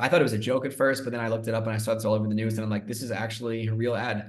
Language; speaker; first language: English; native; English